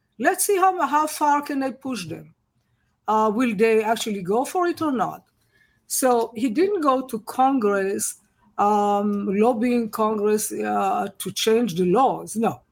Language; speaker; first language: English; non-native, fluent; Hebrew